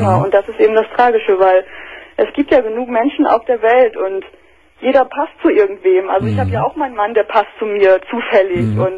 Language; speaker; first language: German; native; German